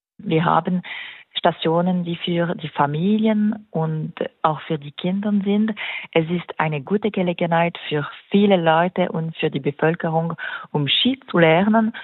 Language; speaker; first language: German; non-native, local second language; French